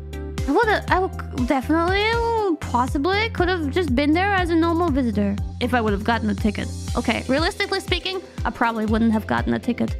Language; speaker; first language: English; non-native, fluent; German